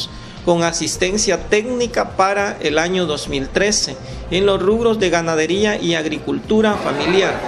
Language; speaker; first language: Spanish; native; Spanish